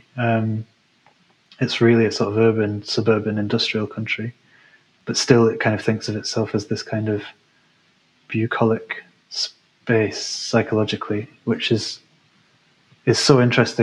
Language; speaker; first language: English; native; English